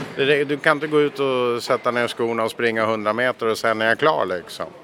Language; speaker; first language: Swedish; non-native, fluent; English